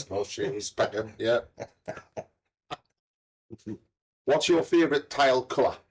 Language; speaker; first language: English; native; English